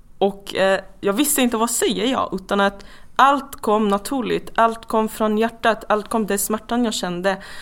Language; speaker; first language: Swedish; non-native, fluent; Persian